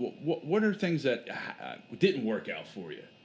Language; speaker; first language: English; native; English